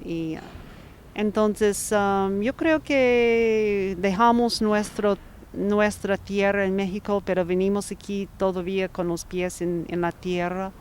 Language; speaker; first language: Spanish; non-native, fluent; English